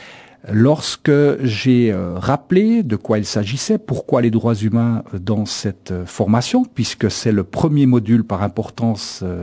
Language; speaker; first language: French; native; French